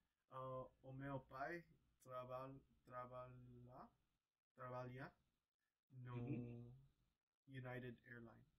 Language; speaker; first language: Portuguese; non-native, learner; English